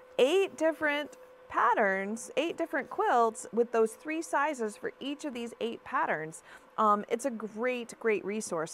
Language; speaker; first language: English; native; English